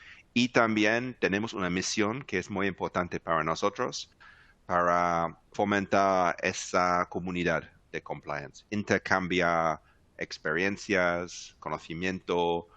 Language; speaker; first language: Spanish; non-native, fluent; English